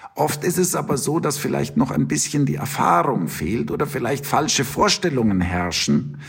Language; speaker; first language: German; native; German